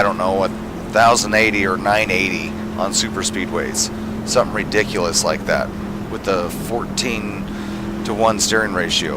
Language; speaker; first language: English; native; English